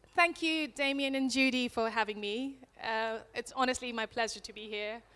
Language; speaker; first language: English; non-native, local second language; Nepali